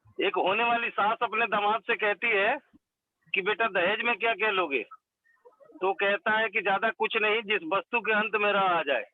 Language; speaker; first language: Hindi; native; Hindi